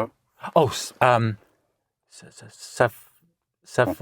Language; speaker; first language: French; non-native, learner; English